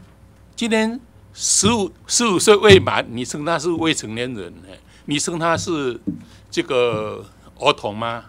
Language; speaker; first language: Chinese; native; Chinese